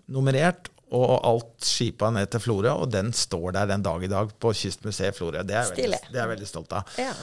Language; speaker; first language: Norwegian; native; Norwegian